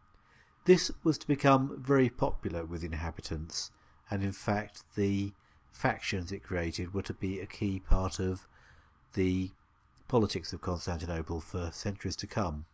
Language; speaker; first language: English; native; English